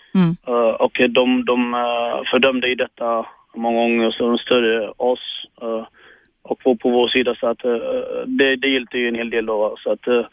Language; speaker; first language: Swedish; early bilingual, other home language; Tigrinya